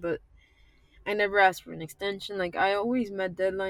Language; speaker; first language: English; early bilingual, other home language; Spanish